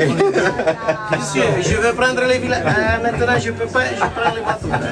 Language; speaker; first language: French; non-native, learner; Romanian